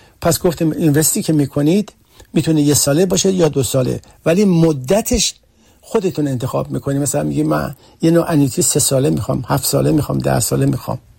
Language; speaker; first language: Persian; early bilingual, heritage; Persian